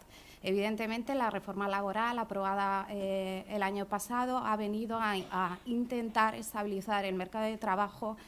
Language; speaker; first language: Spanish; native; Spanish